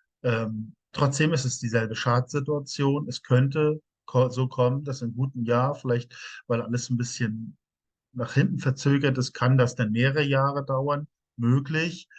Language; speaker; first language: German; native; German